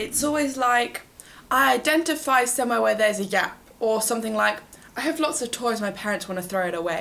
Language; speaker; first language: English; native; English